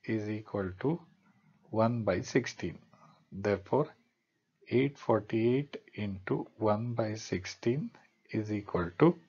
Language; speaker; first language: English; non-native, local second language; Kannada